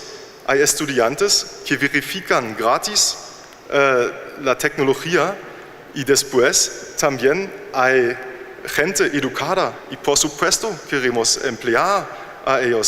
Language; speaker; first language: Spanish; non-native, fluent; German